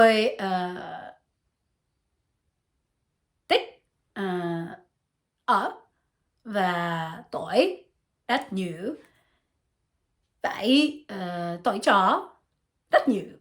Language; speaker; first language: Vietnamese; non-native, learner; French